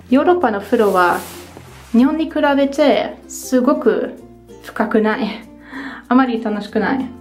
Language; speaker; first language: Japanese; non-native, learner; German